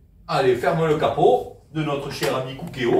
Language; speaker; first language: French; native; French